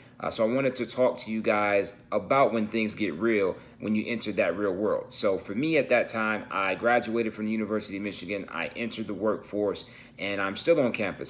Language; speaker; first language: English; native; English